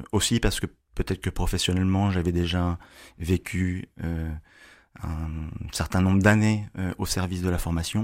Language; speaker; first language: French; native; French